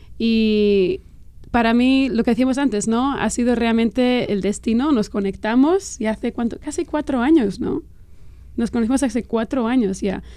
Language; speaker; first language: Spanish; non-native, local second language; Catalan